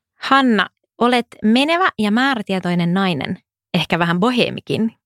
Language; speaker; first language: Finnish; non-native, local second language; Swedish